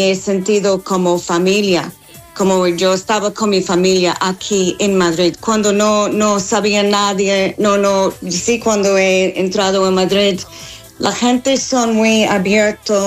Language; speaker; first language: Spanish; non-native, learner; English